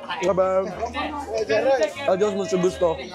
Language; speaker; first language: Spanish; non-native, learner; Filipino